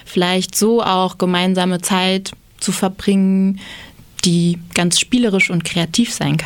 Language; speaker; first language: German; native; German